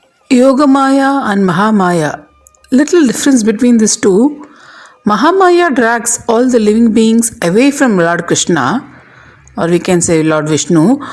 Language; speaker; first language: English; non-native, local second language; Tamil